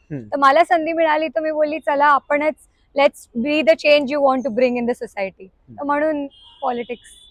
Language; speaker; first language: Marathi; non-native, local second language; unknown